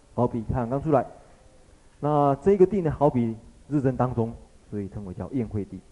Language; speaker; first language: Chinese; native; Chinese